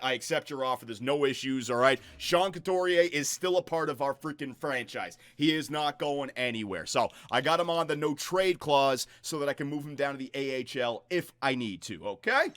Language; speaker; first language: English; native; English